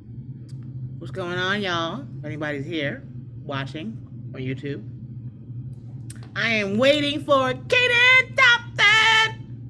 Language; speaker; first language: English; native; English